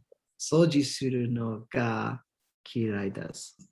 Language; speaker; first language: Japanese; non-native, learner; English